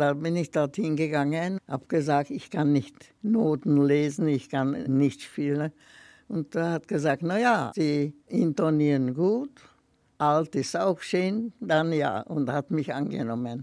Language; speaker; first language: German; non-native, fluent; Czech